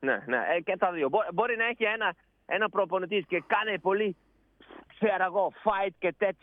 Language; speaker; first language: Greek; non-native, learner; Dutch